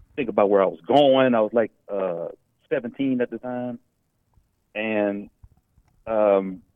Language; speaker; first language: English; native; English